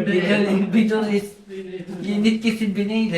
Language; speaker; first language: Dutch; non-native, learner; Filipino